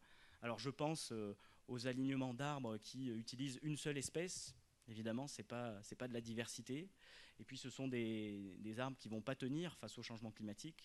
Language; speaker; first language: French; native; French